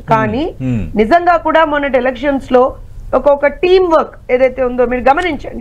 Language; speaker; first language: Telugu; native; Telugu